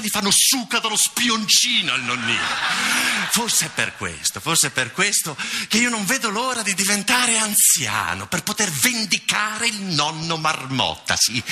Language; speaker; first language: Italian; native; Italian